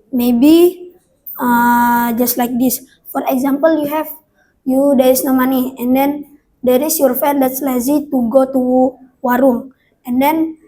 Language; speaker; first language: English; non-native, learner; Indonesian